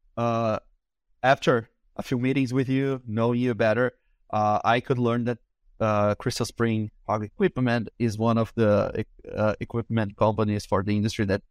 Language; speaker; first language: English; non-native, fluent; Portuguese